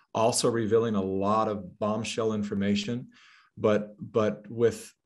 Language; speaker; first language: English; native; English